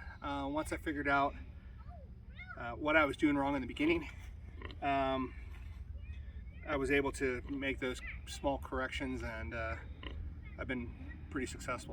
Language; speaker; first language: English; native; English